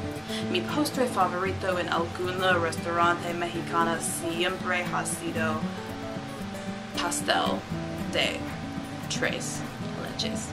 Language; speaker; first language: Spanish; non-native, learner; English